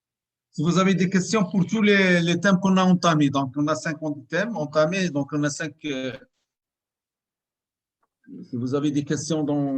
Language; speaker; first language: French; non-native, local second language; Arabic